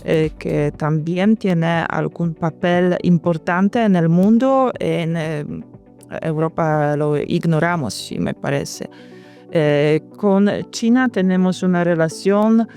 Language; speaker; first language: Spanish; non-native, fluent; Polish